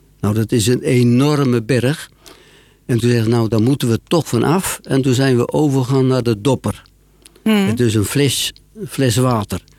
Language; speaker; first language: Dutch; native; Dutch